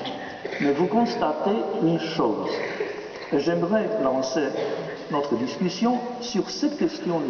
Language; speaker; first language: French; non-native, fluent; Romanian